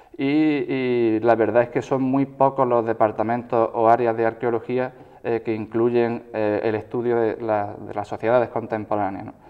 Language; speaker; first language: Spanish; native; Spanish